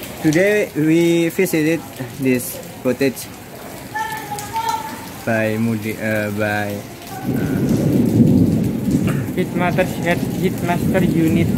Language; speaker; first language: English; non-native, learner; Indonesian